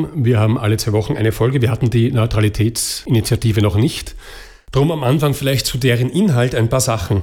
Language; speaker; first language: German; native; German